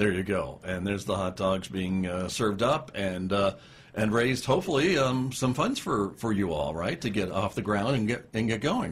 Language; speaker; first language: English; native; English